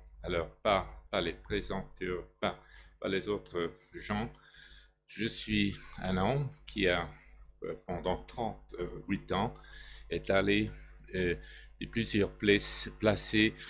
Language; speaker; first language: French; non-native, learner; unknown